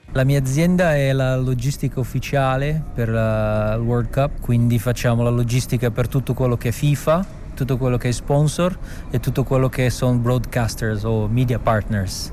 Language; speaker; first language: Italian; non-native, fluent; Portuguese